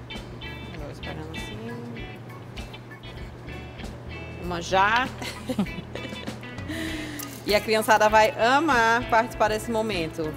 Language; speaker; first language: Portuguese; native; Portuguese